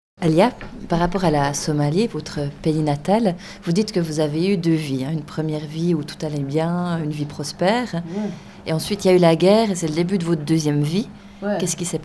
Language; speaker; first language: French; native; French